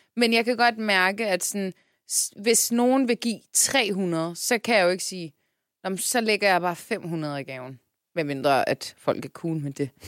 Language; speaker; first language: Danish; early bilingual, other home language; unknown